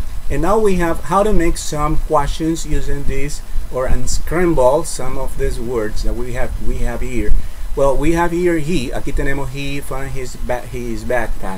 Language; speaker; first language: English; non-native, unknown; Spanish